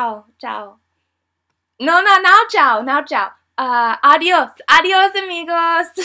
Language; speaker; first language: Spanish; non-native, learner; English